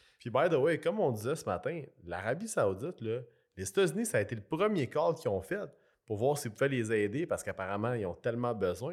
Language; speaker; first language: French; native; French